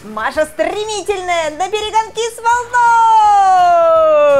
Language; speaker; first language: Russian; native; Russian